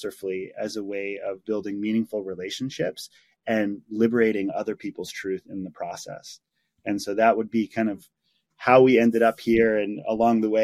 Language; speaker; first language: English; native; English